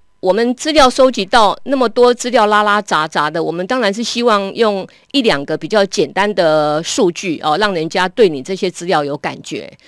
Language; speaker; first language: Chinese; native; Chinese